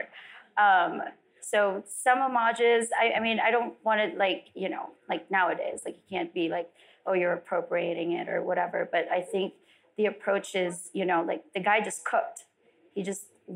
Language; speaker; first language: English; non-native, local second language; Filipino